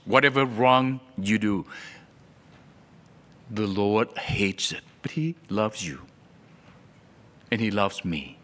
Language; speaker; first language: English; non-native, fluent; Vietnamese